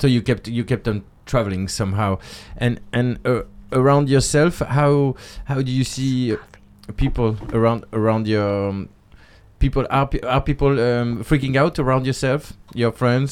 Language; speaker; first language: English; non-native, fluent; French